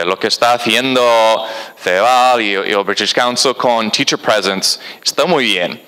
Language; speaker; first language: Spanish; non-native, fluent; English